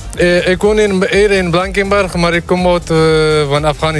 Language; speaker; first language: Dutch; non-native, learner; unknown